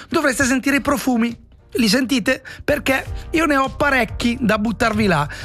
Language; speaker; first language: Italian; native; Italian